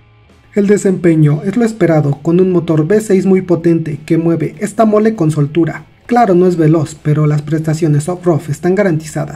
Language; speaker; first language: Spanish; native; Spanish